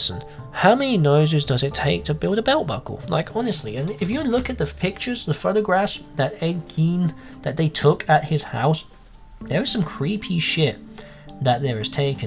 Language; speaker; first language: English; native; English